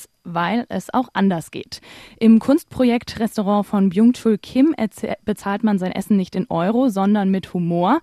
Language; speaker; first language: German; native; German